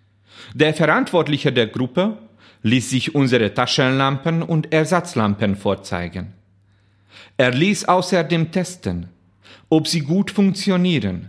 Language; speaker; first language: German; non-native, fluent; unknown